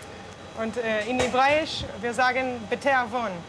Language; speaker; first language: German; non-native, learner; Hebrew